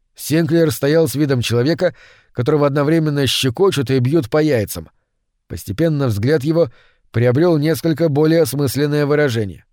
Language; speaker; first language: Russian; native; Russian